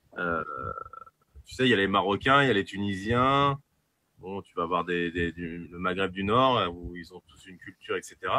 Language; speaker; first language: French; native; French